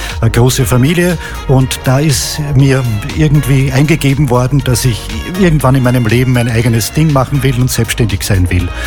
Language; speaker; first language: German; native; German